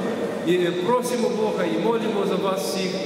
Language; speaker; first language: Russian; non-native, local second language; Ukrainian